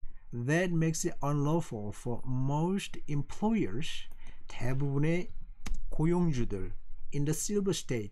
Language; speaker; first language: English; non-native, fluent; Korean